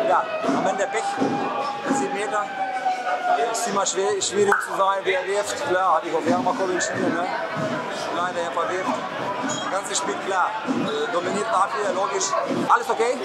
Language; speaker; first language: German; non-native, learner; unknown